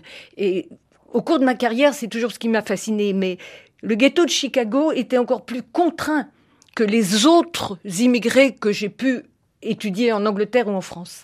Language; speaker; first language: French; native; French